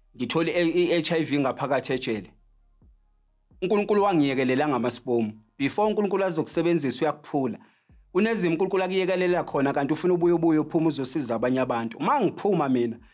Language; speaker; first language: Zulu; native; Zulu